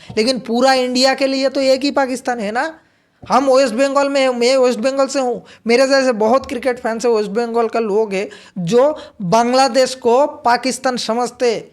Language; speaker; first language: Hindi; non-native, local second language; Bangla